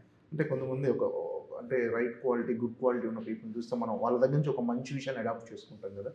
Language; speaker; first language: Telugu; native; Telugu